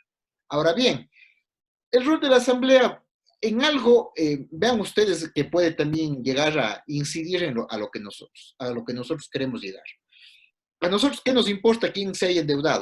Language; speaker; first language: Spanish; native; Spanish